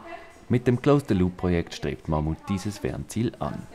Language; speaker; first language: German; native; German